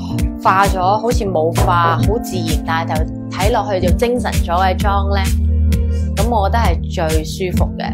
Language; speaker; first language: Cantonese; native; Cantonese